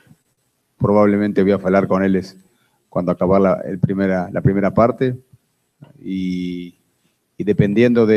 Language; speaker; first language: Spanish; non-native, fluent; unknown